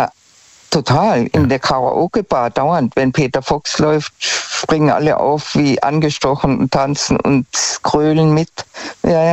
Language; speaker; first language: German; native; German